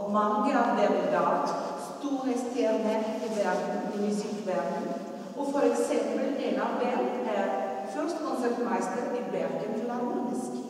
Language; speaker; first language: Norwegian; non-native, learner; Russian